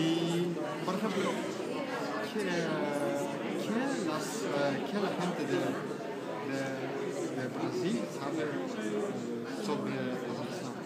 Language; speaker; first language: Spanish; non-native, learner; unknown